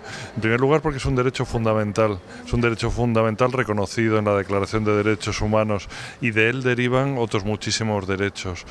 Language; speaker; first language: Spanish; native; Spanish